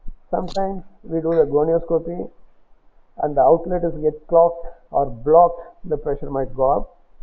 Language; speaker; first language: English; non-native, local second language; Tamil